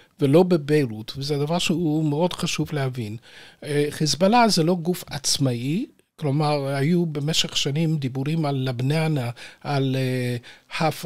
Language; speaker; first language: Hebrew; native; Hebrew